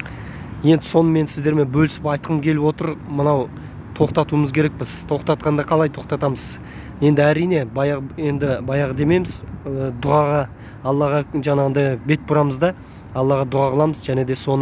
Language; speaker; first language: Kazakh; native; Kazakh